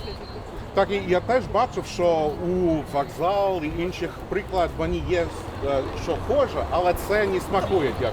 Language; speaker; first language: Ukrainian; non-native, learner; English